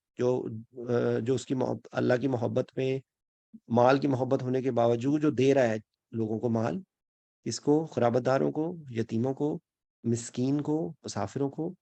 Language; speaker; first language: Urdu; native; Urdu